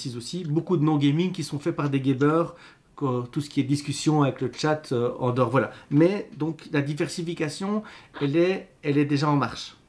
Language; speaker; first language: French; native; French